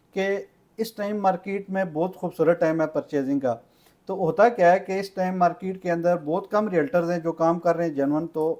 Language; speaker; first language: Urdu; non-native, local second language; Punjabi